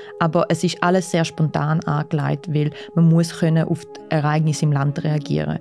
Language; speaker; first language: German; early bilingual, other home language; Russian